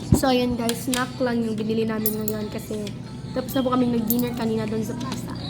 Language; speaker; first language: Filipino; non-native, local second language; Cebuano